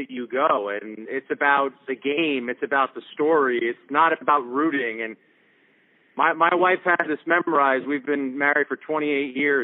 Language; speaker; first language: English; native; English